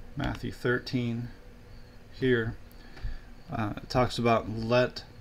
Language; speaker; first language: English; native; English